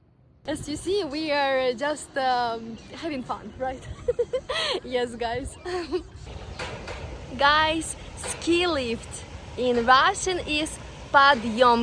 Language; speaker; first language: English; non-native, fluent; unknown